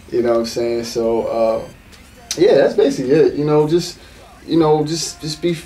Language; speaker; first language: English; native; English